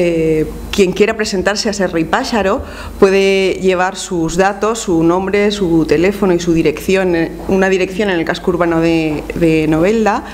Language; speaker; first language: Spanish; native; Spanish